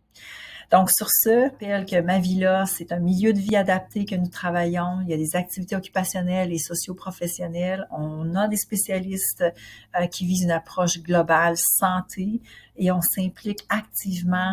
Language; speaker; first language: French; native; French